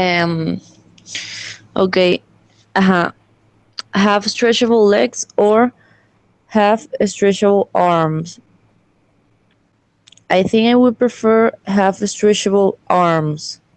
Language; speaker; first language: English; non-native, learner; Spanish